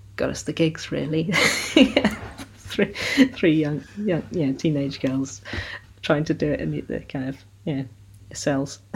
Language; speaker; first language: English; native; English